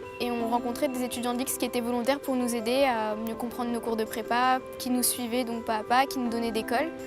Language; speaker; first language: French; native; French